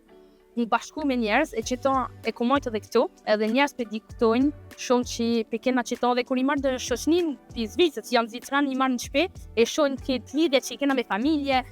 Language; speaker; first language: Albanian; early bilingual, heritage; Albanian